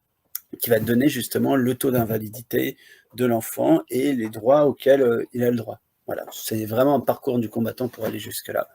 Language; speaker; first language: French; native; French